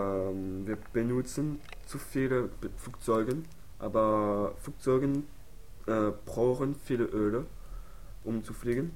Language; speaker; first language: German; non-native, learner; French